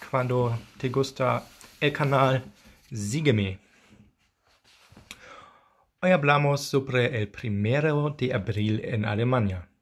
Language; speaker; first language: Spanish; non-native, learner; German